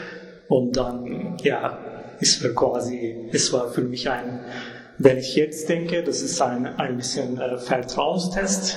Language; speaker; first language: German; non-native, fluent; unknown